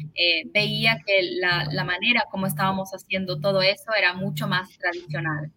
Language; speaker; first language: Spanish; early bilingual, heritage; Spanish